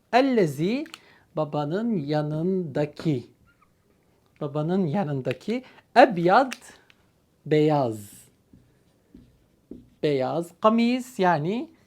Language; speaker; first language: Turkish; non-native, fluent; Arabic